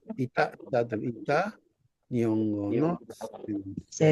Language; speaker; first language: Japanese; non-native, fluent; Indonesian